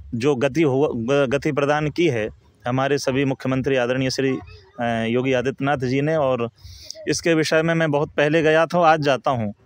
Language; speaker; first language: Hindi; native; Hindi